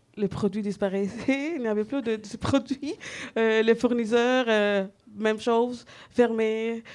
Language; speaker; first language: French; non-native, fluent; Spanish